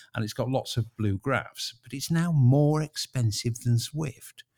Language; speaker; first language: English; native; English